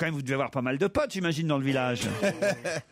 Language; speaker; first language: French; native; French